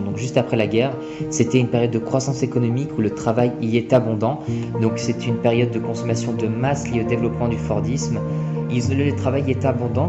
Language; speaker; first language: French; native; French